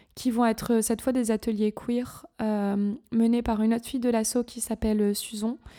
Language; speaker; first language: French; native; French